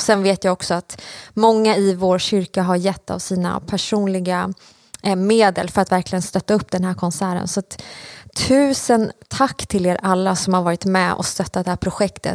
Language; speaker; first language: Swedish; native; Swedish